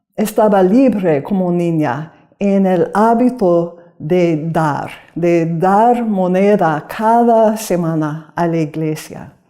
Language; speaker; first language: Spanish; non-native, learner; English